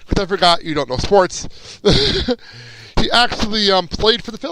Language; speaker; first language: English; native; English